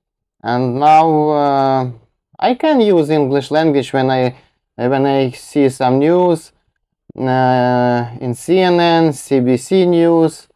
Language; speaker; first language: English; non-native, learner; Russian